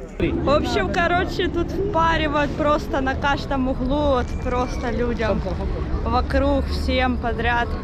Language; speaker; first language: Russian; native; Russian